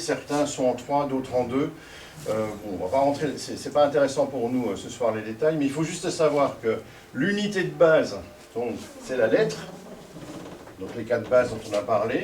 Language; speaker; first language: French; native; French